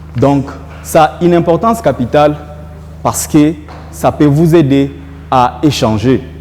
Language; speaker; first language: French; non-native, local second language; Luba-Lulua